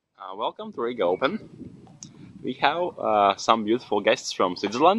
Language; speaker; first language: English; non-native, learner; Latvian